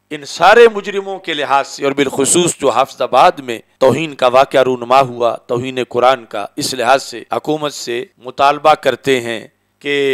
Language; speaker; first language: Urdu; non-native, local second language; Punjabi